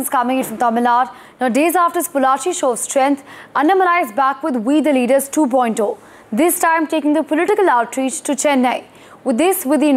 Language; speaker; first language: English; non-native, local second language; Punjabi